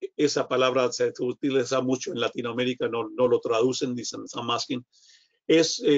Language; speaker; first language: Spanish; non-native, fluent; English